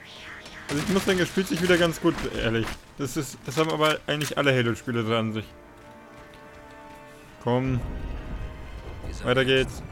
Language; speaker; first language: German; native; German